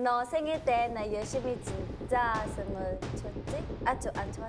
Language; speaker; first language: Korean; non-native, fluent; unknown